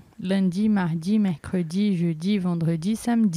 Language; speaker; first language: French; non-native, fluent; Portuguese